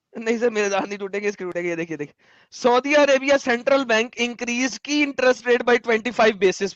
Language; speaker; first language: Hindi; native; Hindi